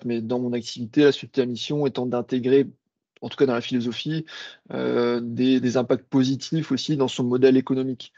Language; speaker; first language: French; native; French